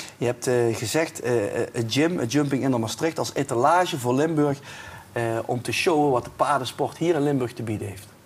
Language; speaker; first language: Dutch; native; Dutch